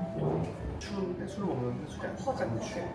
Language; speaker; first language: Korean; native; Korean